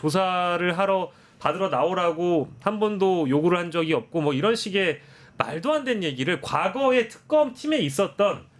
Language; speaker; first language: Korean; native; Korean